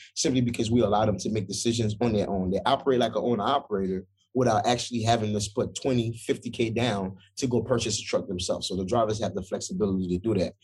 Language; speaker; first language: English; early bilingual, other home language; Haitian Creole